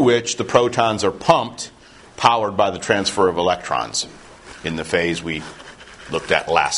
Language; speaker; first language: English; native; English